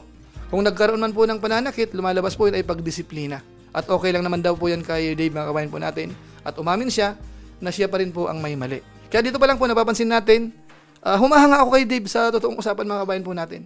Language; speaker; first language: Filipino; native; Filipino